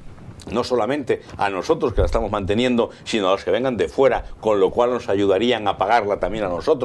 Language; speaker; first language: Spanish; native; Spanish